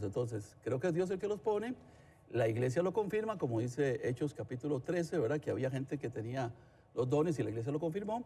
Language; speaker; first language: Spanish; native; Spanish